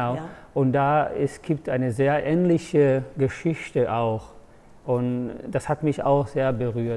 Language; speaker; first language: German; non-native, fluent; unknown